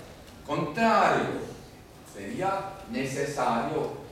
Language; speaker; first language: Portuguese; non-native, fluent; German